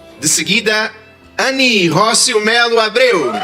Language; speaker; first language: Portuguese; native; Portuguese